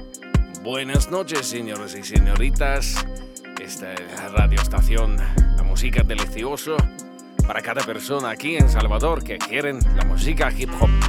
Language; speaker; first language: Spanish; non-native, learner; Russian